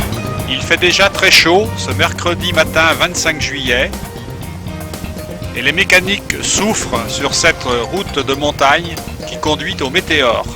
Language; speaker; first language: French; native; French